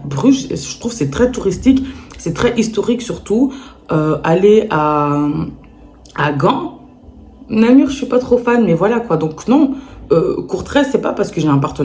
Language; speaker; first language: French; native; French